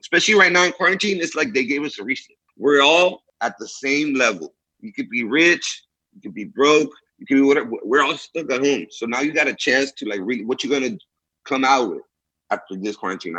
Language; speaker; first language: English; early bilingual, other home language; Spanish